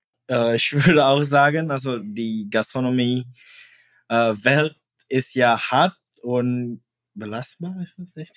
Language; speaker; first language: German; non-native, fluent; Indonesian